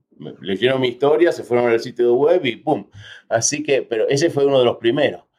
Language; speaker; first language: Spanish; early bilingual, heritage; Spanish